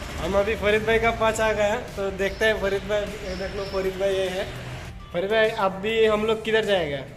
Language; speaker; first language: Hindi; non-native, local second language; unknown